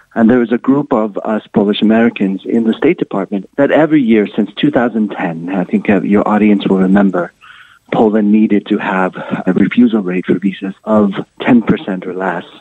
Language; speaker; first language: English; native; English